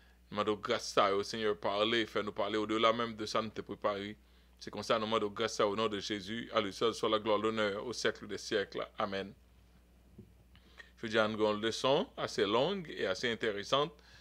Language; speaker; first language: French; native; French